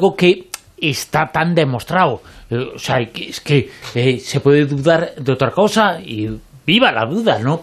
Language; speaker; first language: Spanish; native; Spanish